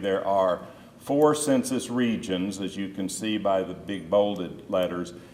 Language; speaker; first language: English; native; English